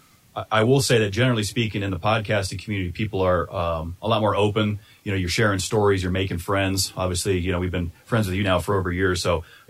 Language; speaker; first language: English; native; English